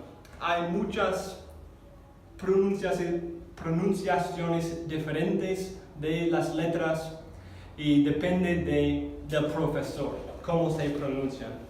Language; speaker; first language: Spanish; non-native, fluent; English